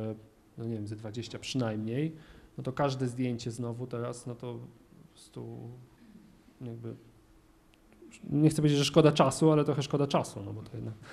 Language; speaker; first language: Polish; native; Polish